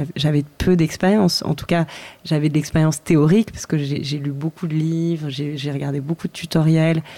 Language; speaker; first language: French; native; French